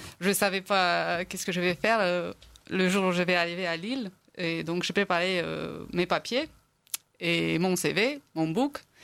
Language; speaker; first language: French; non-native, fluent; Romanian